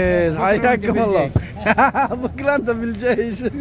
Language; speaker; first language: Arabic; non-native, learner; Tajik